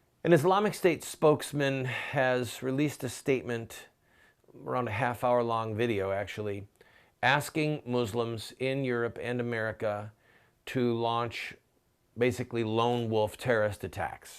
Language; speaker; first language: English; native; English